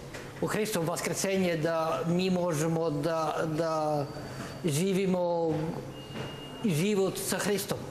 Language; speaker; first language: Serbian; non-native, learner; Norwegian